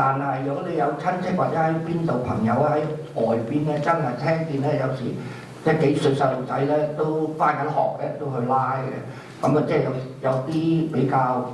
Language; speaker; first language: Cantonese; native; Cantonese